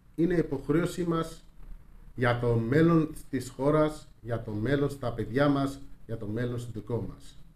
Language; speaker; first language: Greek; non-native, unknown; Urdu